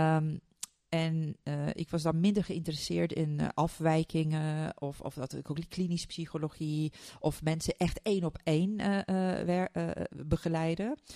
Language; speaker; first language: Dutch; non-native, fluent; Turkish